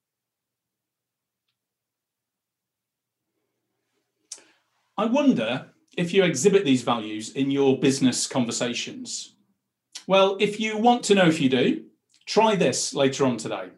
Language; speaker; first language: English; native; English